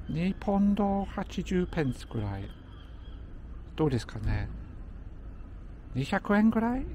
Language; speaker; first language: Japanese; non-native, fluent; English